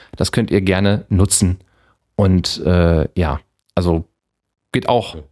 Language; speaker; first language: German; native; German